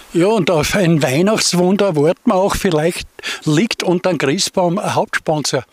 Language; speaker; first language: German; native; German